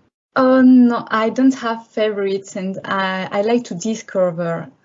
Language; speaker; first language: English; non-native, learner; French